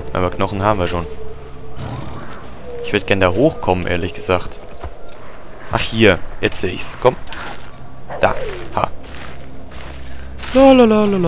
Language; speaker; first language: German; native; German